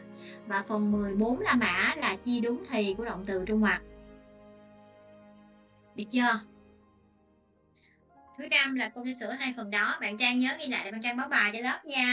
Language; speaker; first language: Vietnamese; native; Vietnamese